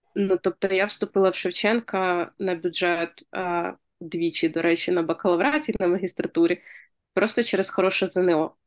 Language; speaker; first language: Ukrainian; native; Ukrainian